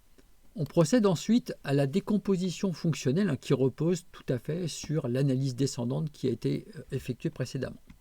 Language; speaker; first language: French; native; French